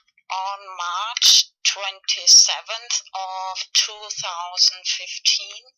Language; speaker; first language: English; non-native, fluent; Spanish